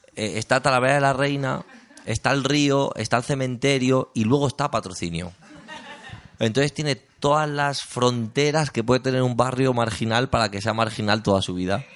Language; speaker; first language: Spanish; native; Spanish